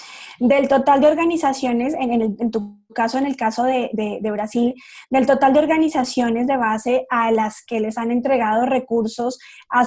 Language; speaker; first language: Spanish; native; Spanish